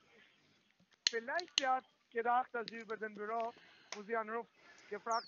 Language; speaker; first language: German; non-native, fluent; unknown